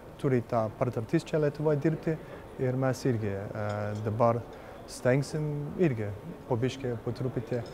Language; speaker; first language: Lithuanian; early bilingual, heritage; Lithuanian